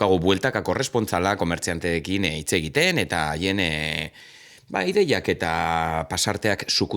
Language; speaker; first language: Basque; native; Basque